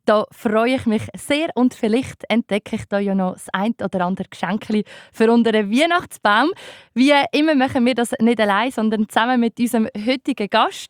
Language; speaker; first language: German; native; German